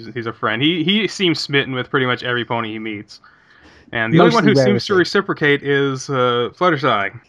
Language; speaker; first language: English; native; English